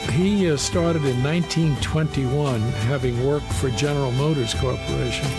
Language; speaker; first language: English; native; English